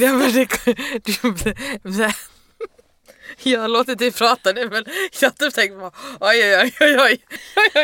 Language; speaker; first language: Swedish; native; Swedish